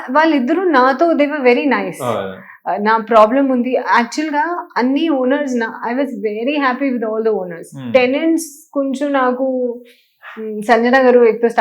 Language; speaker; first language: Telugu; non-native, learner; Hindi